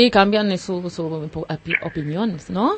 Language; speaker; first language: Spanish; non-native, learner; English